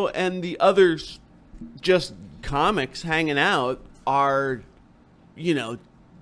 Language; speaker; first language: English; native; English